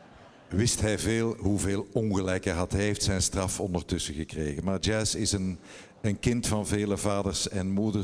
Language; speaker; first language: Dutch; native; Dutch